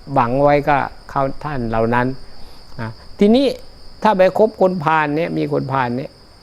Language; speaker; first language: Thai; native; Thai